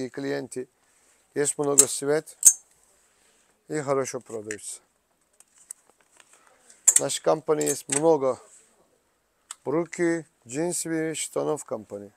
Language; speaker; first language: Russian; non-native, learner; Turkish